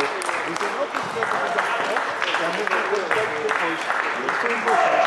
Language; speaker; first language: Portuguese; non-native, fluent; French